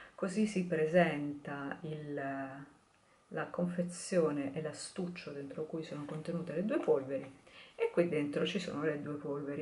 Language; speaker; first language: Italian; native; Italian